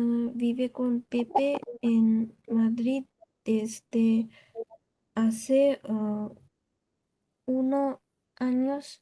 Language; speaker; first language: Spanish; non-native, learner; Bangla